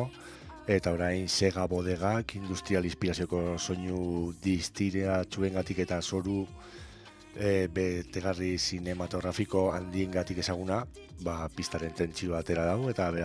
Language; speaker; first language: Basque; native; Basque